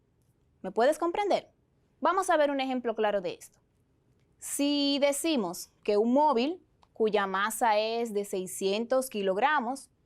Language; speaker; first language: Spanish; native; Spanish